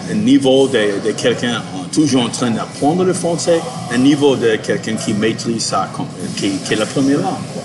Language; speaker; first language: French; non-native, fluent; English